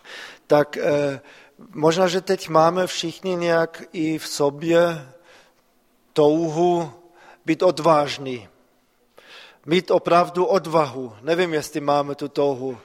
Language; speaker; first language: Czech; non-native, fluent; German